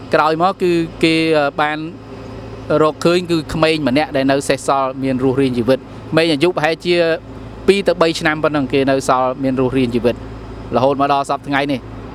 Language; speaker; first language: Khmer; native; Khmer